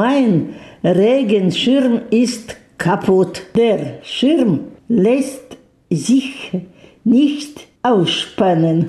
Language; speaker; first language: German; non-native, learner; Russian